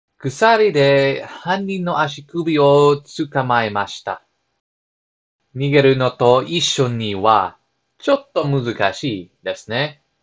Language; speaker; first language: Japanese; non-native, learner; English